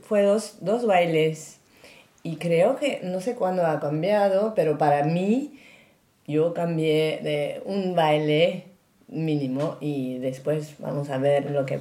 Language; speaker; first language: Spanish; non-native, learner; French